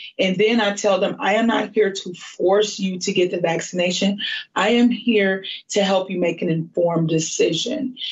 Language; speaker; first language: English; native; English